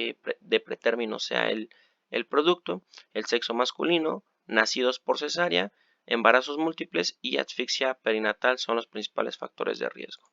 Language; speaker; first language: Spanish; native; Spanish